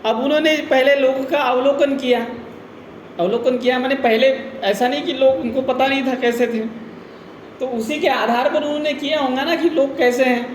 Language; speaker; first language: Hindi; non-native, local second language; Marathi